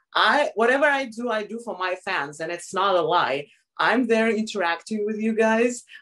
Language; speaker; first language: English; non-native, fluent; Russian